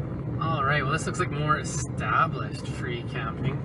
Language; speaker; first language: English; native; English